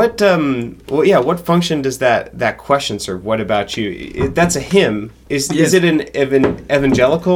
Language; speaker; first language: English; native; English